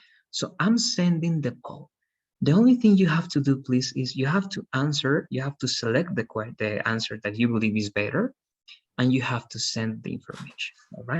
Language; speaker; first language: English; non-native, fluent; Spanish